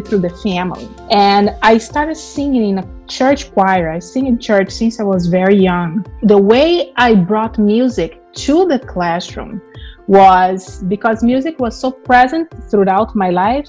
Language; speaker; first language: English; non-native, fluent; Portuguese